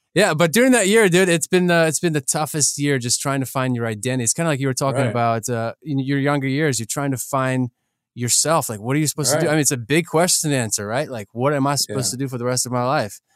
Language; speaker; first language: English; early bilingual, other home language; Ukrainian